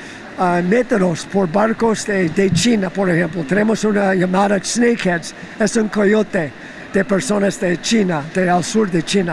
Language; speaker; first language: Spanish; non-native, fluent; English